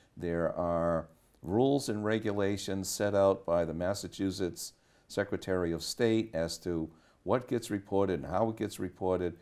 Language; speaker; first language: English; native; English